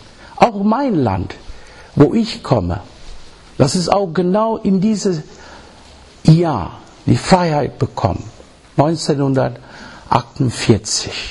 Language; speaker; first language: German; non-native, learner; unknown